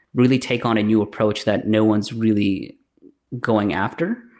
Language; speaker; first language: English; early bilingual, other home language; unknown